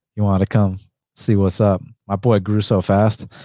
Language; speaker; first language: English; early bilingual, other home language; Spanish